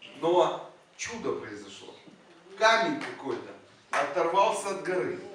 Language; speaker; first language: Russian; non-native, local second language; Ukrainian